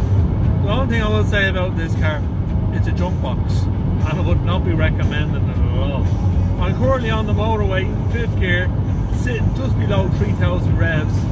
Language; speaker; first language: English; native; English